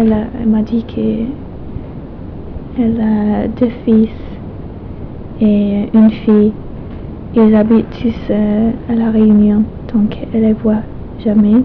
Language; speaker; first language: French; non-native, fluent; English